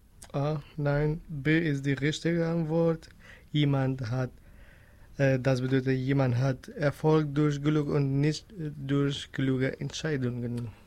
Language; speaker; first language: German; non-native, learner; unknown